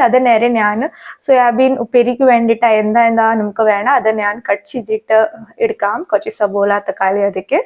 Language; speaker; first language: Malayalam; non-native, fluent; Hindi